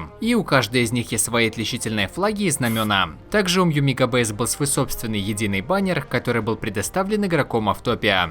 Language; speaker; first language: Russian; native; Russian